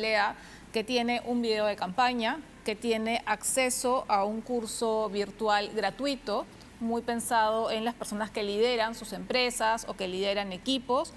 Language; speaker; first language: Spanish; native; Spanish